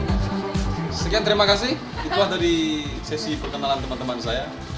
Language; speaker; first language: Indonesian; native; Indonesian